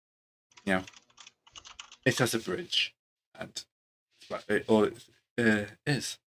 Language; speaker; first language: English; native; English